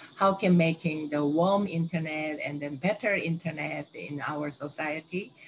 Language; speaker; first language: English; non-native, learner; Korean